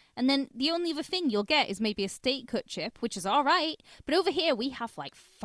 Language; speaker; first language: English; native; English